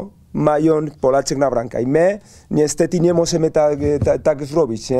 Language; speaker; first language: Polish; non-native, learner; Spanish